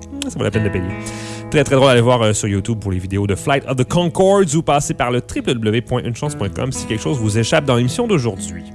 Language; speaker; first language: French; native; French